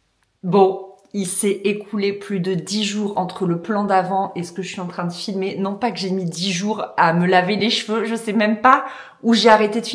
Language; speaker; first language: French; native; French